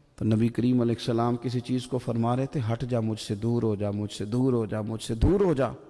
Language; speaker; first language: Urdu; native; Urdu